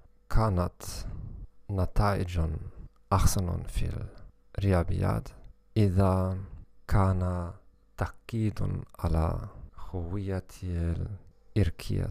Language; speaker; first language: Arabic; non-native, learner; German